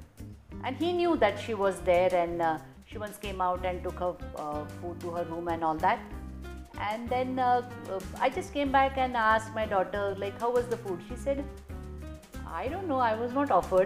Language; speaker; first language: English; non-native, local second language; Marathi